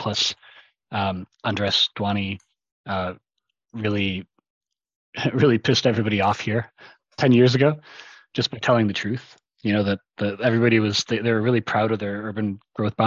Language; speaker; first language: English; native; English